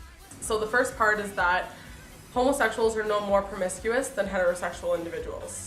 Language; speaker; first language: English; native; English